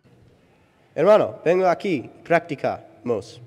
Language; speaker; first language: Spanish; non-native, learner; English